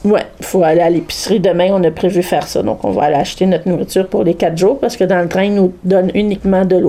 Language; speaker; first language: French; native; French